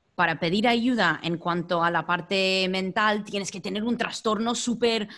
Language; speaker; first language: Spanish; non-native, fluent; English